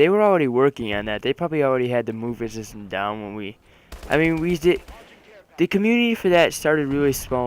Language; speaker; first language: English; native; English